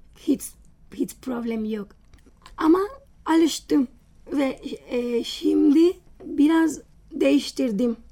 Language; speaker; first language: Turkish; non-native, learner; Spanish